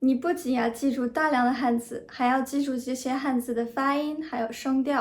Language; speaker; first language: Chinese; non-native, fluent; French